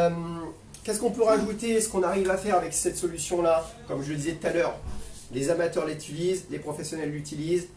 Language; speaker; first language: French; native; French